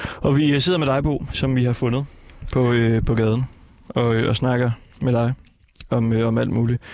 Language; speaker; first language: Danish; native; Danish